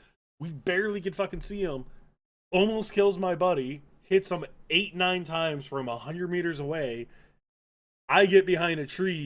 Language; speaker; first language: English; native; English